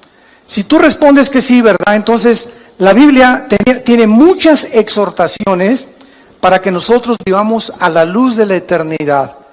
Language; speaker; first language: Spanish; native; Spanish